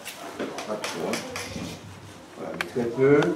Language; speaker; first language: French; native; French